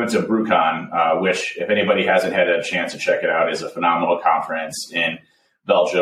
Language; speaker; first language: English; native; English